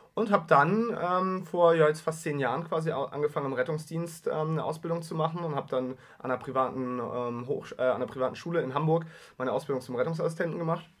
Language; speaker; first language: German; native; German